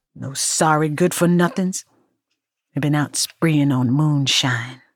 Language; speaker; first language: English; native; English